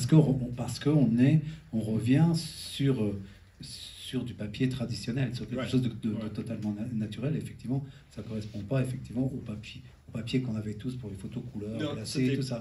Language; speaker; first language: French; native; French